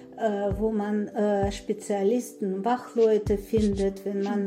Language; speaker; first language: German; non-native, fluent; Russian